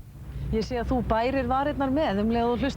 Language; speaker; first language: Icelandic; native; Icelandic